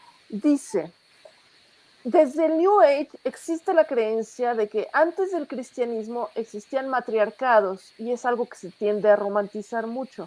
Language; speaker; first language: Spanish; native; Spanish